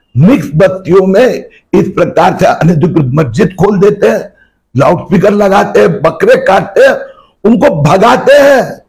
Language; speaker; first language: Hindi; non-native, local second language; Marathi